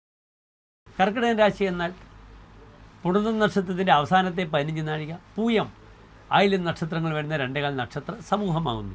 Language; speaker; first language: Malayalam; native; Malayalam